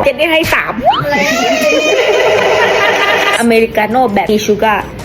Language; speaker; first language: Thai; native; Thai